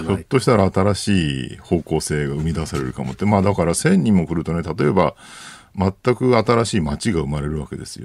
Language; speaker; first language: Japanese; native; Japanese